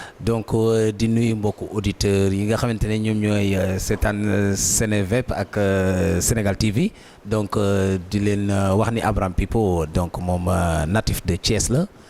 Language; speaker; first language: Wolof; native; Wolof